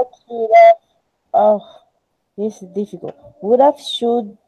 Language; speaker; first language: English; non-native, learner; Spanish